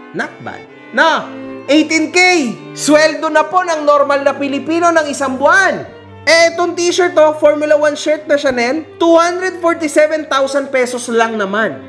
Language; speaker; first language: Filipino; native; Filipino